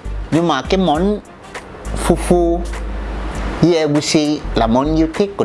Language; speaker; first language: Vietnamese; non-native, fluent; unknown